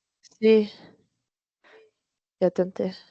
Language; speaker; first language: Spanish; non-native, learner; Portuguese